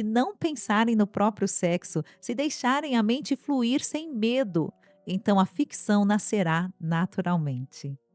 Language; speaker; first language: Portuguese; native; Portuguese